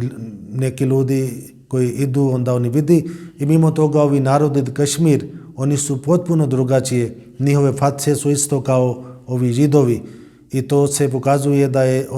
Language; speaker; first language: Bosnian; non-native, learner; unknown